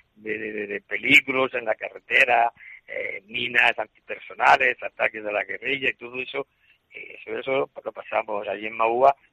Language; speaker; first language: Spanish; native; Spanish